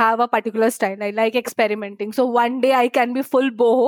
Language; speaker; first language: English; non-native, local second language; Bangla